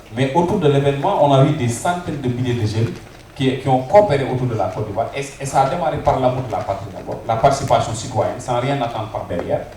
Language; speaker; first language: French; non-native, local second language; Wolof